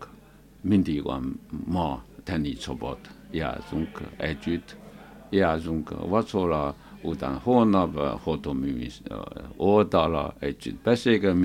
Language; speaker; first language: Hungarian; non-native, learner; Chinese